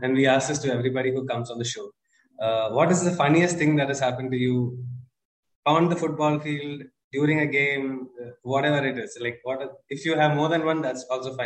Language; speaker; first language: English; non-native, local second language; Malayalam